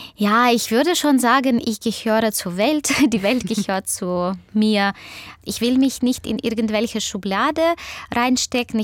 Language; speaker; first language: German; non-native, fluent; Russian